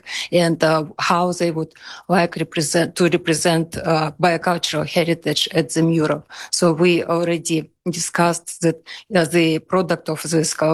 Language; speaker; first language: English; non-native, fluent; Russian